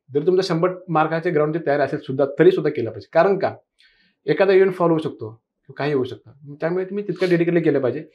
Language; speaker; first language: Marathi; non-native, local second language; Kannada